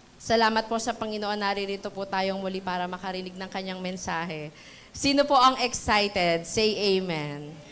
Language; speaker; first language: Filipino; native; Filipino